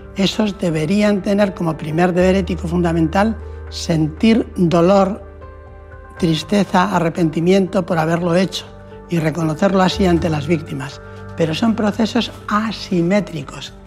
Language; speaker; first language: Spanish; native; Spanish